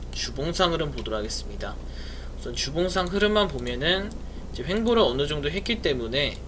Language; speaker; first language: Korean; native; Korean